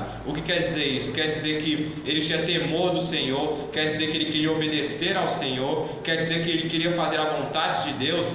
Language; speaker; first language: Portuguese; native; Portuguese